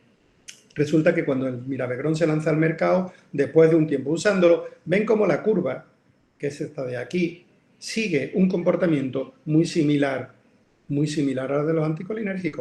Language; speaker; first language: Spanish; native; Spanish